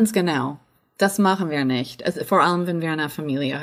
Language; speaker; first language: German; non-native, fluent; English